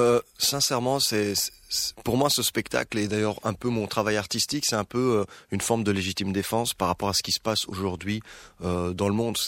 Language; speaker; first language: French; early bilingual, other home language; Arabic